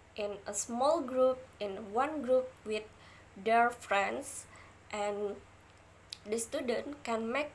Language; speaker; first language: English; non-native, learner; Indonesian